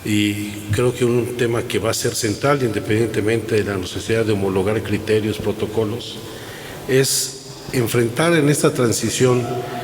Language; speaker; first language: Spanish; native; Spanish